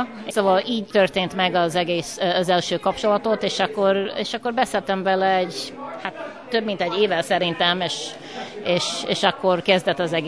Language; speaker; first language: Hungarian; early bilingual, heritage; English